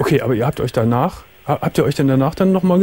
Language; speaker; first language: German; native; German